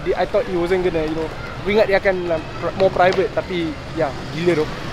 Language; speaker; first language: English; non-native, local second language; Malay